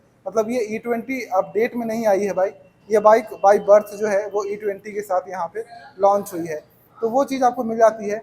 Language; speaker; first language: Hindi; native; Hindi